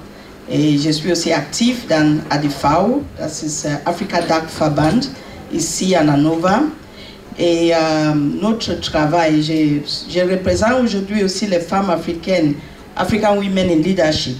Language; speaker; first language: French; non-native, learner; English